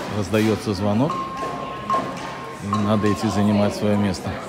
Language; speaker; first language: Russian; native; Russian